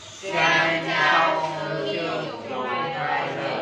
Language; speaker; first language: Chinese; non-native, learner; Vietnamese